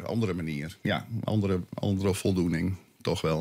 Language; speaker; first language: Dutch; native; Dutch